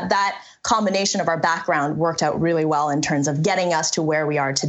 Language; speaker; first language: English; early bilingual, other home language; Chinese